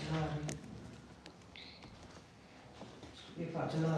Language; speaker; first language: Italian; non-native, learner; Somali